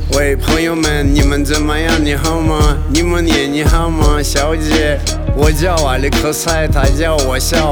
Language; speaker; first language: Chinese; non-native, learner; Russian